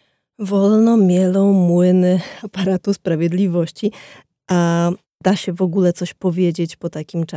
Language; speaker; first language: Polish; native; Polish